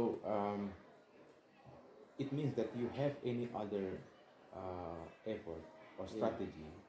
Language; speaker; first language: English; non-native, learner; Indonesian